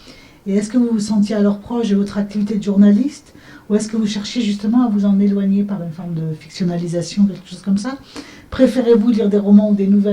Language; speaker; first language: French; native; French